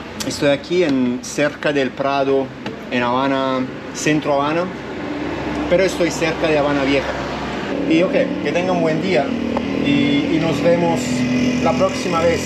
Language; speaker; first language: Spanish; non-native, learner; Italian